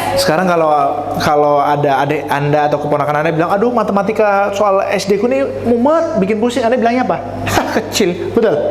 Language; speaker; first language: Indonesian; native; Indonesian